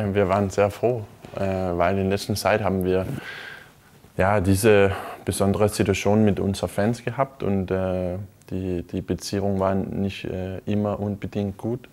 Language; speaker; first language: German; non-native, fluent; Danish